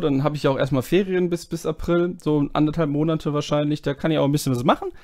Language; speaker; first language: German; native; German